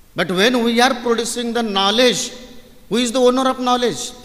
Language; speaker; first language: English; non-native, local second language; Marathi